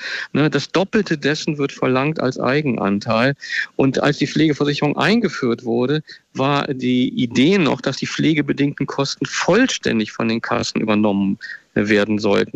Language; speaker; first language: German; native; German